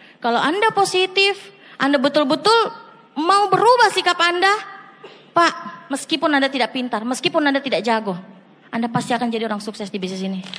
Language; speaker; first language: Indonesian; native; Indonesian